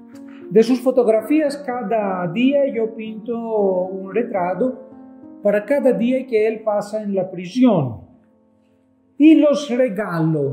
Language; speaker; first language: Spanish; non-native, fluent; Greek